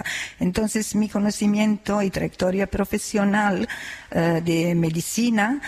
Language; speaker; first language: Spanish; non-native, learner; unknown